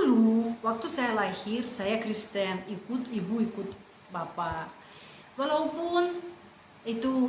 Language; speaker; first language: Indonesian; non-native, fluent; Russian